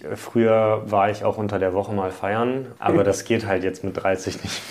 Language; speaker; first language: German; early bilingual, other home language; Hungarian